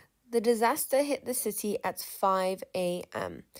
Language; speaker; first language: English; non-native, fluent; Turkish